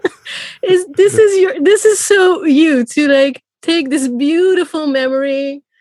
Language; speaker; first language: English; non-native, fluent; Persian